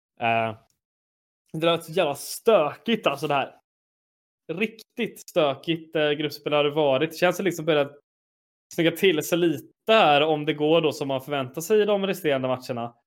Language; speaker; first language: Swedish; native; Swedish